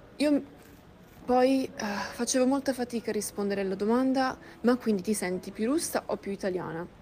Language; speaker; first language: Italian; early bilingual, other home language; Russian